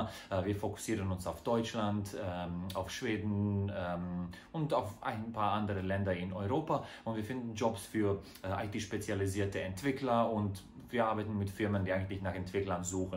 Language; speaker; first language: German; non-native, fluent; Croatian